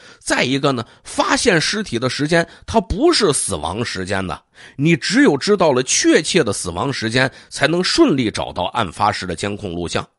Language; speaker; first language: Chinese; native; Chinese